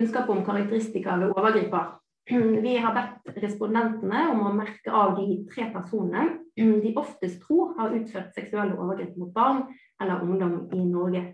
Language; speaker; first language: Norwegian; native; Norwegian